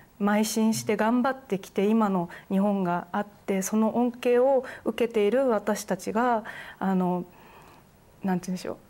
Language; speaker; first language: Japanese; native; Japanese